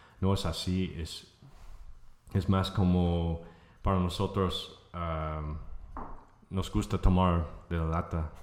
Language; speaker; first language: Spanish; non-native, fluent; English